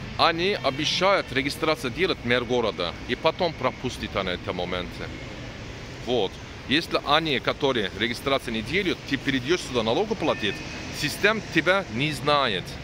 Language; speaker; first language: Russian; non-native, learner; Turkish